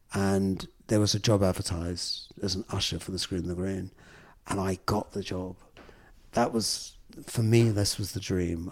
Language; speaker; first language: English; native; English